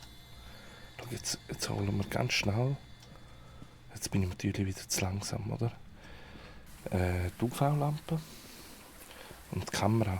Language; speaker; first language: German; native; German